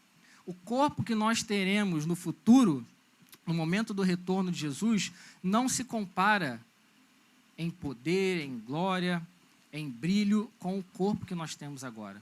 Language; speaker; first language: Portuguese; native; Portuguese